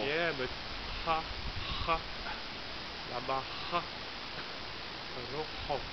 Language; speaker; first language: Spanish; non-native, learner; English